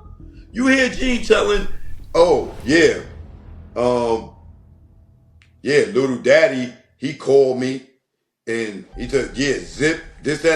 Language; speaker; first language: English; native; English